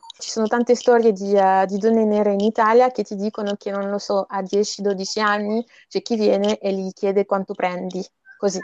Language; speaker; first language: Italian; non-native, fluent; French